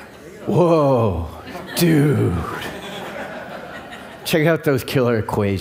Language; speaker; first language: English; native; English